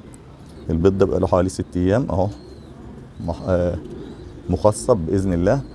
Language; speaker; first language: Arabic; native; Arabic